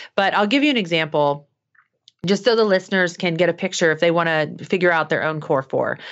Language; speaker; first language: English; native; English